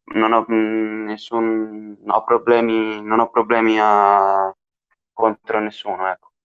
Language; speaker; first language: Italian; native; Italian